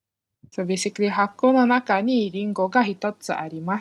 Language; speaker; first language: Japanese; non-native, learner; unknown